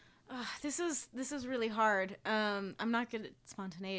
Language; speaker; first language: English; native; English